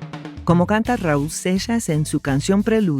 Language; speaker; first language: Spanish; non-native, fluent; English